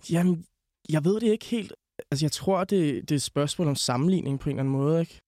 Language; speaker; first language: Danish; native; Danish